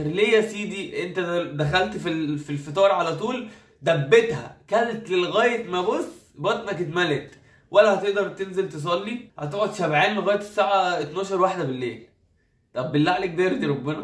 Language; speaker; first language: Arabic; native; Arabic